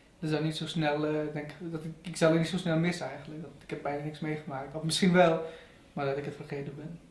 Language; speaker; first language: Dutch; early bilingual, other home language; Persian